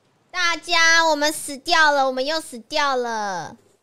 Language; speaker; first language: Chinese; native; Chinese